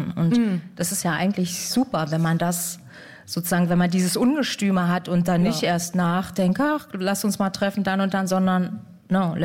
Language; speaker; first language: German; native; German